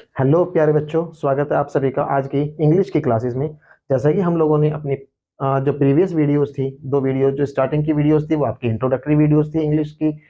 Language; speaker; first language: Hindi; native; Hindi